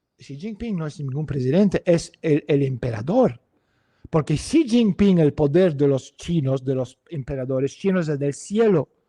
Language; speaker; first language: Spanish; non-native, fluent; Russian